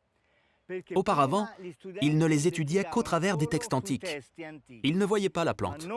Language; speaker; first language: French; native; French